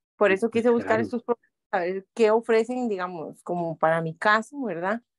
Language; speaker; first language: Spanish; native; Spanish